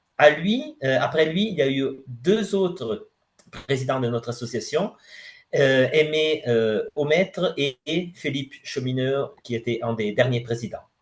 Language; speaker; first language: French; non-native, fluent; Italian